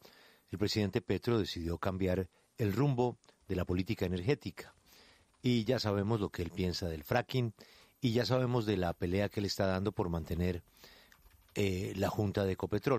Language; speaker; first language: Spanish; native; Spanish